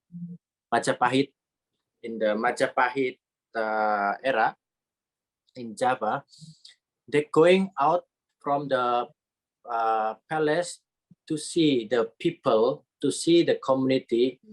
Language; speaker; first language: English; non-native, learner; Indonesian